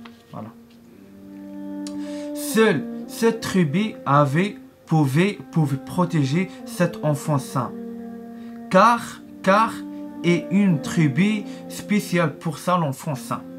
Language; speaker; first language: French; non-native, learner; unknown